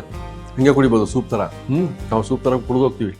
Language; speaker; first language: Kannada; native; Kannada